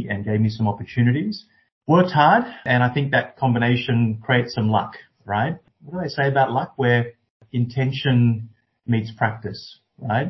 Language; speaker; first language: English; native; English